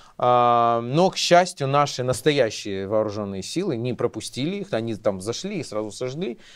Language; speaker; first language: Russian; native; Russian